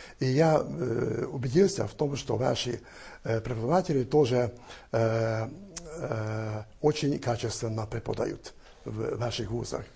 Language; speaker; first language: Russian; non-native, fluent; Hungarian